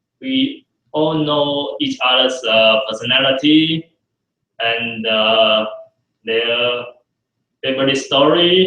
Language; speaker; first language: English; non-native, fluent; Chinese